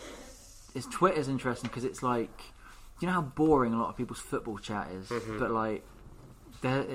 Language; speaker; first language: English; native; English